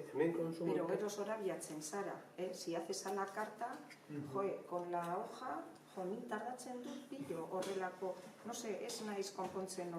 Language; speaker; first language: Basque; non-native, learner; Spanish